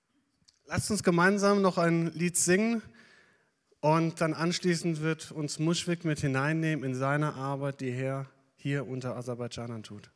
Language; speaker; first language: German; native; German